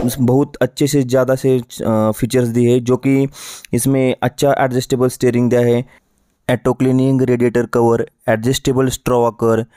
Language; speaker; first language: Hindi; non-native, local second language; Marathi